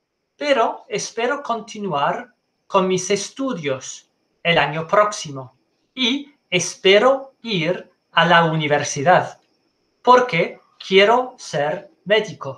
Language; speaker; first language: Spanish; non-native, learner; English